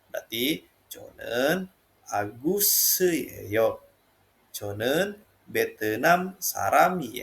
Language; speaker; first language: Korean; non-native, fluent; Indonesian